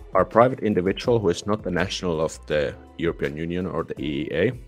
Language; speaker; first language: English; non-native, fluent; Finnish